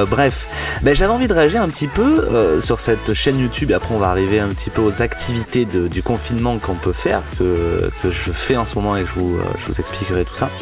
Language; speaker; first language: French; native; French